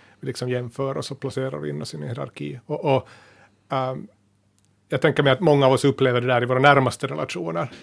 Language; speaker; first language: Swedish; native; Swedish